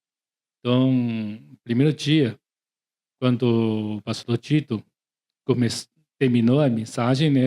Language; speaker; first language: Portuguese; non-native, learner; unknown